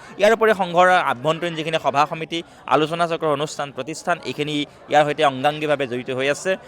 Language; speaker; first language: Assamese; native; Assamese